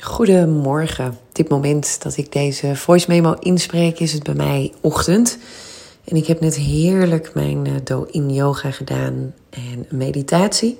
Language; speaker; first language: Dutch; native; Dutch